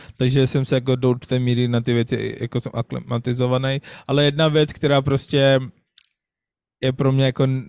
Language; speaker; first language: Czech; non-native, fluent; Urdu